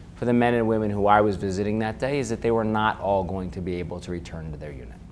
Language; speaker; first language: English; native; English